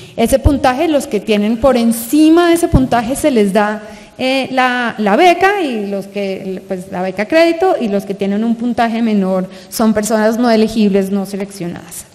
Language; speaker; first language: Spanish; native; Spanish